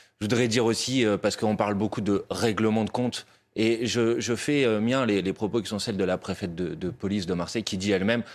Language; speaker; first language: French; native; French